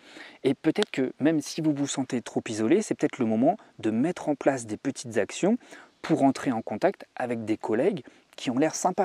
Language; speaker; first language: French; native; French